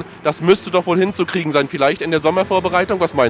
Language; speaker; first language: German; native; German